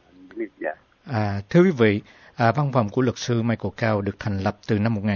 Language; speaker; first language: Vietnamese; native; Vietnamese